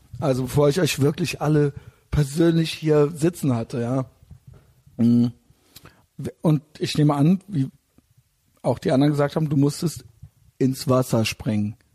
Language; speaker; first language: German; native; German